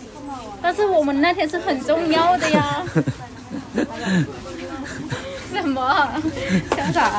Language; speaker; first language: Chinese; non-native, learner; Lao